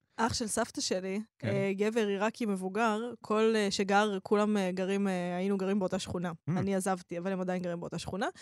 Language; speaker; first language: Hebrew; native; Hebrew